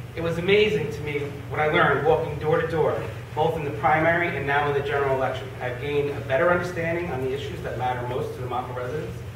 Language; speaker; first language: English; native; English